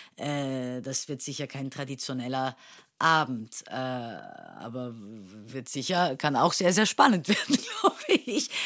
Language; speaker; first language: German; non-native, fluent; Turkish